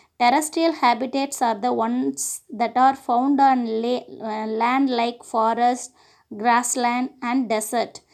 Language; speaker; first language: English; non-native, local second language; Tamil